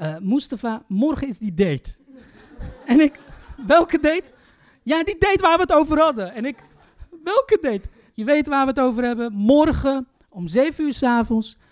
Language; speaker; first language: Dutch; early bilingual, other home language; Turkish